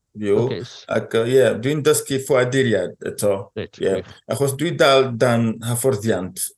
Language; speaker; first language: Welsh; non-native, fluent; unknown